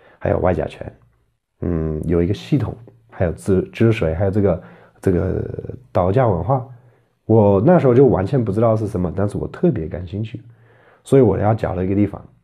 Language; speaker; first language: Chinese; non-native, fluent; English